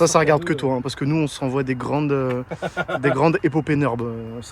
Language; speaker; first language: French; native; French